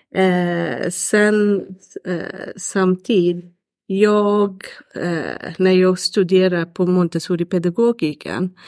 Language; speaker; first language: Swedish; non-native, learner; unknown